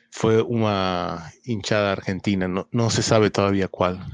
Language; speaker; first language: Portuguese; non-native, learner; Spanish